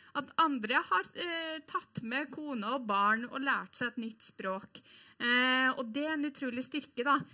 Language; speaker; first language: Norwegian; native; Norwegian